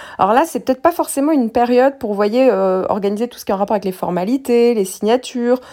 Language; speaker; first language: French; native; French